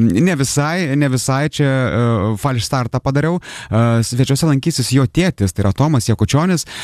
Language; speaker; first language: Lithuanian; native; Lithuanian